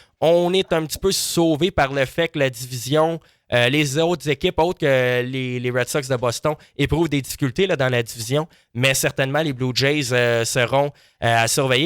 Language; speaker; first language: French; native; French